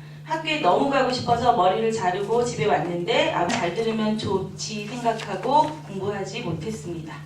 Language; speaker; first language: Korean; native; Korean